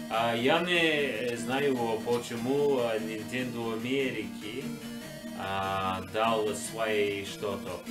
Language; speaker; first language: Russian; non-native, learner; English